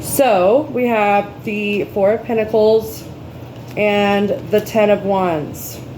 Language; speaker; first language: English; native; English